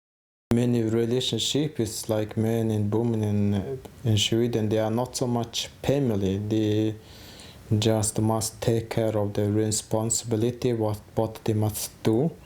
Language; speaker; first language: English; non-native, fluent; Mongolian